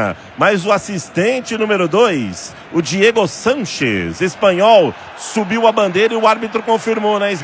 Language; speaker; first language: Portuguese; native; Portuguese